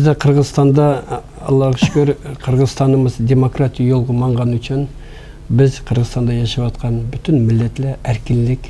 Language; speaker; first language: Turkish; non-native, learner; Uyghur